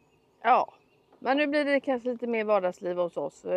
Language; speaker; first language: Swedish; native; Swedish